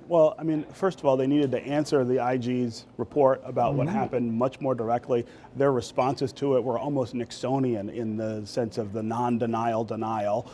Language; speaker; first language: English; native; English